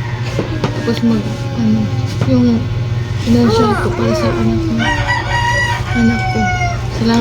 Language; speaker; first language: Filipino; non-native, local second language; Waray